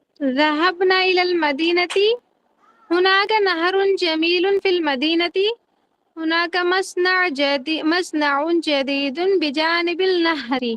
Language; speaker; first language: Arabic; non-native, learner; Urdu